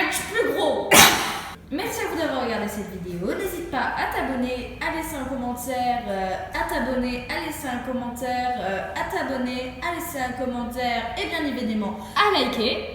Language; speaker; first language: French; native; French